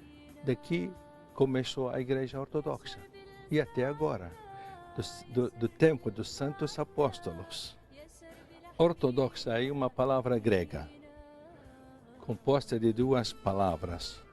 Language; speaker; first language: Portuguese; non-native, fluent; Arabic